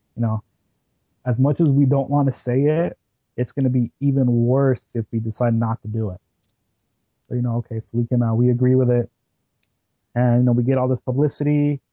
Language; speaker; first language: English; early bilingual, other home language; Spanish